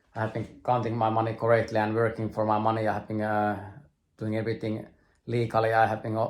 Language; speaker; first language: English; non-native, fluent; Finnish